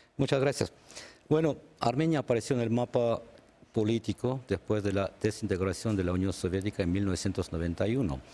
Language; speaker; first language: Spanish; non-native, fluent; Armenian